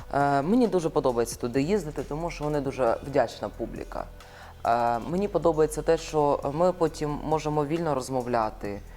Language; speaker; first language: Ukrainian; non-native, local second language; Russian